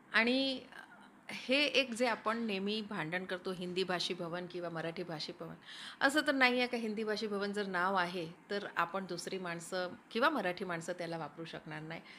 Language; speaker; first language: Marathi; non-native, local second language; Hindi